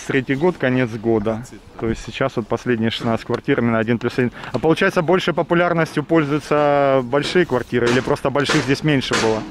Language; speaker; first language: Russian; native; Russian